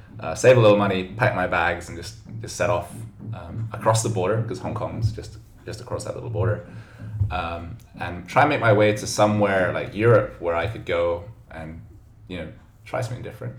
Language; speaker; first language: English; native; English